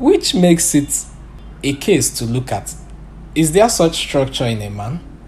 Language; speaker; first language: English; non-native, local second language; Igbo